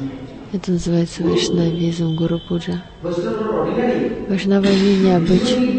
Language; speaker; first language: Russian; non-native, learner; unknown